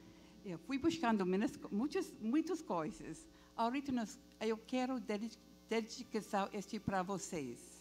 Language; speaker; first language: Portuguese; non-native, learner; English